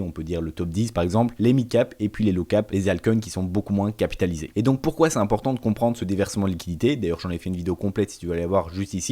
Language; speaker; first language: French; native; French